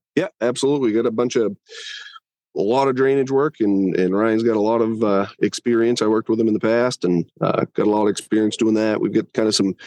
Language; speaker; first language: English; native; English